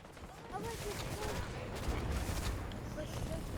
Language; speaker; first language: French; native; French